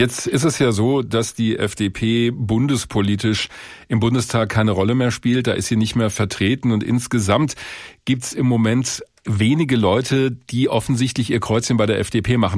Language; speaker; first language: German; native; German